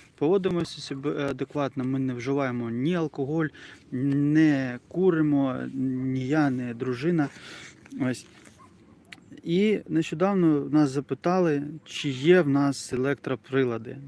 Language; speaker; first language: Ukrainian; non-native, local second language; Russian